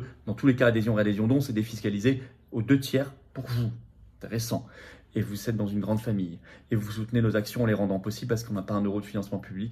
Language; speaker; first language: French; native; French